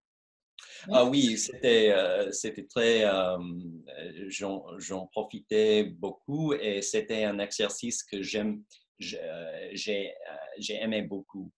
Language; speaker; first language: French; non-native, fluent; English